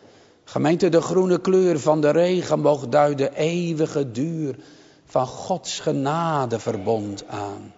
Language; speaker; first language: Dutch; native; Dutch